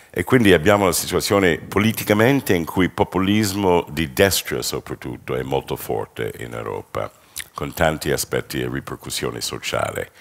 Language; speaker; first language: Italian; non-native, fluent; English